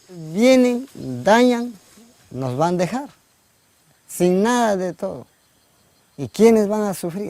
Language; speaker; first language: Spanish; non-native, local second language; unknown